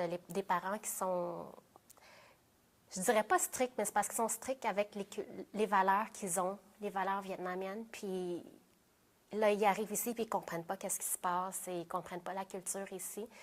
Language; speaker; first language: French; early bilingual, other home language; Vietnamese